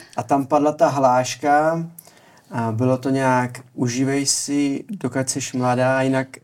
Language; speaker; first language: Czech; native; Czech